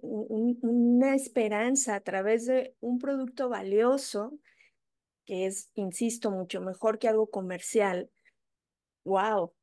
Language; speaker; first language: Spanish; native; Spanish